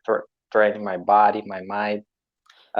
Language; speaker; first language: English; non-native, learner; Portuguese